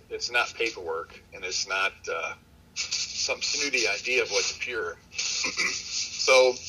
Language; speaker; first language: English; native; English